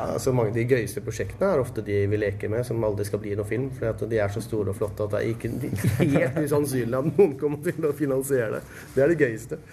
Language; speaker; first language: Norwegian; native; Norwegian